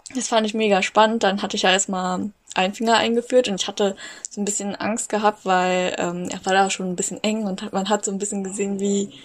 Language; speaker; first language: German; native; German